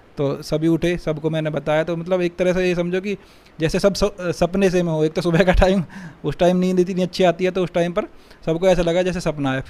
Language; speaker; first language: Hindi; native; Hindi